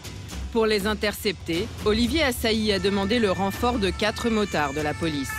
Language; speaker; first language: French; native; French